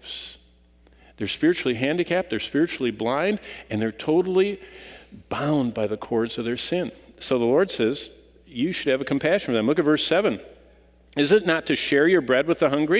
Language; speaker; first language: English; native; English